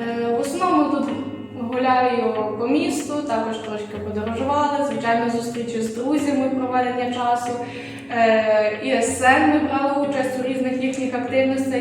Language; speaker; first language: Ukrainian; native; Ukrainian